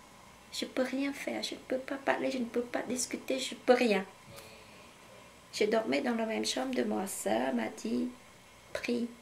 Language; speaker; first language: French; non-native, fluent; Khmer